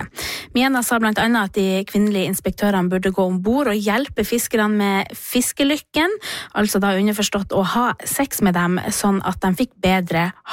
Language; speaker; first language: Norwegian; native; Norwegian